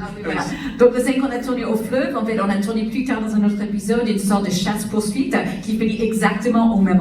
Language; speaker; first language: French; native; French